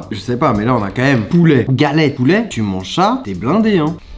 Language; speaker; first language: French; native; French